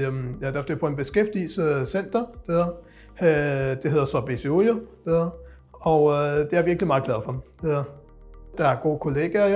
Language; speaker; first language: Danish; non-native, local second language; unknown